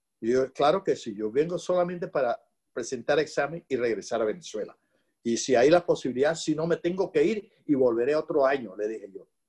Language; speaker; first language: Spanish; native; Spanish